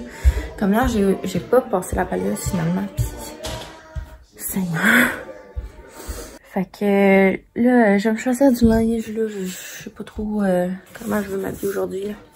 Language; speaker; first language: French; native; French